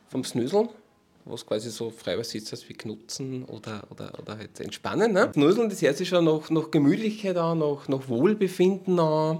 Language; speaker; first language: German; native; German